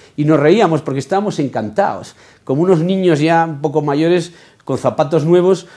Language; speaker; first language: Spanish; native; Spanish